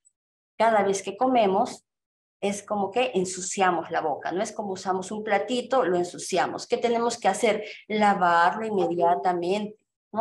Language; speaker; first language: Spanish; native; Spanish